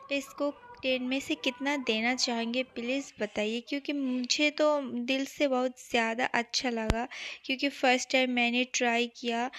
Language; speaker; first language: Hindi; non-native, local second language; Bangla